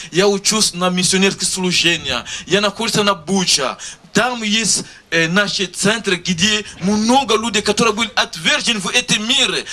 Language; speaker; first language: Russian; non-native, learner; Lingala